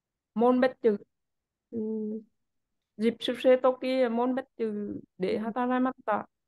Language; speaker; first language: Japanese; non-native, learner; Vietnamese